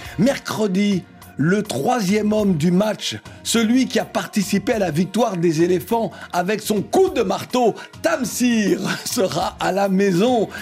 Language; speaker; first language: French; native; French